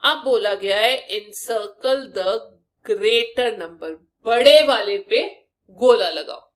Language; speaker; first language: Hindi; non-native, local second language; Punjabi